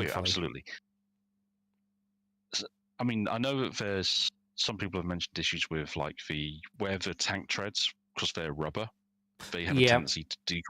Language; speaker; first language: English; native; English